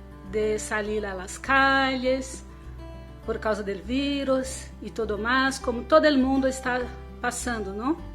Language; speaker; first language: Spanish; non-native, learner; Portuguese